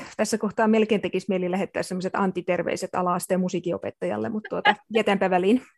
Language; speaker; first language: Finnish; native; Finnish